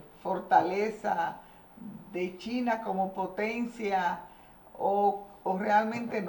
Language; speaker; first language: Spanish; native; Spanish